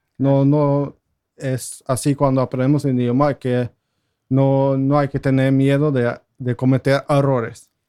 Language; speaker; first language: Spanish; non-native, fluent; Norwegian